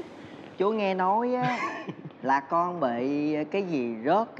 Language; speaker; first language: Vietnamese; native; Vietnamese